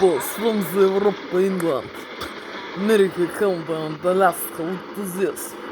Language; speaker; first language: English; non-native, learner; Russian